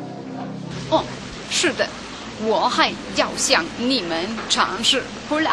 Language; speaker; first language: Chinese; non-native, learner; German